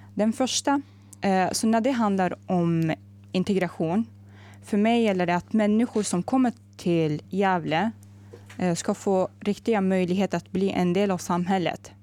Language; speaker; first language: Swedish; non-native, fluent; Arabic